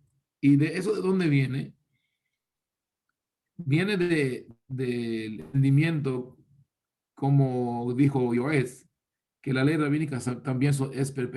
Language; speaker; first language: Spanish; non-native, fluent; Hebrew